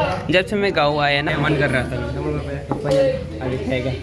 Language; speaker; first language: Hindi; non-native, local second language; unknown